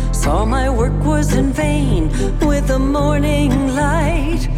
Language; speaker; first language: Danish; non-native, fluent; English